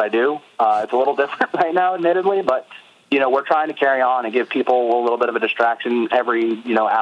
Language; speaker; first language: English; native; English